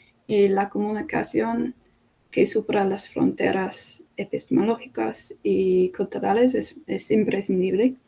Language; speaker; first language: Spanish; non-native, fluent; English